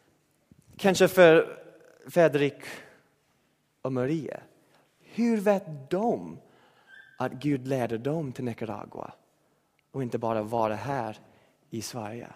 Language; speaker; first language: Swedish; non-native, fluent; English